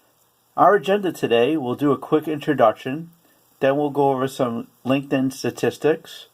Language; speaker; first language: English; native; English